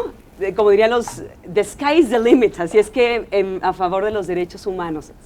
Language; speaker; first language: Spanish; native; Spanish